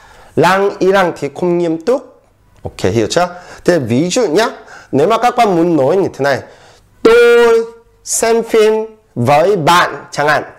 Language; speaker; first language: Vietnamese; non-native, fluent; Korean